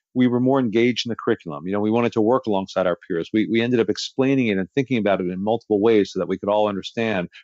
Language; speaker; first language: English; native; English